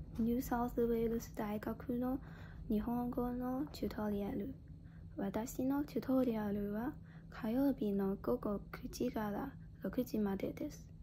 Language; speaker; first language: Japanese; non-native, learner; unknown